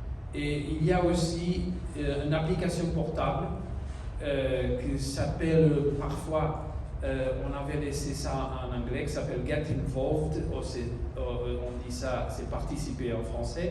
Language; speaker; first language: French; non-native, learner; Spanish